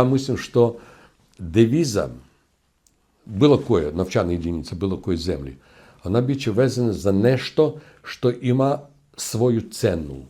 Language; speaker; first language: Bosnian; non-native, fluent; Russian